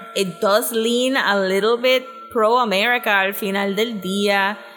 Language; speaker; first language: Spanish; native; Spanish